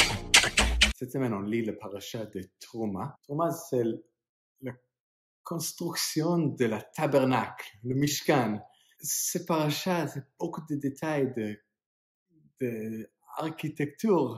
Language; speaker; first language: French; non-native, fluent; English